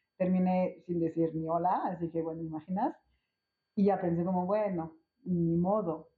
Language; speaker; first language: Spanish; non-native, fluent; French